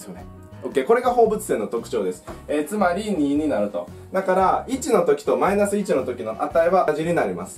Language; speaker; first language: Japanese; native; Japanese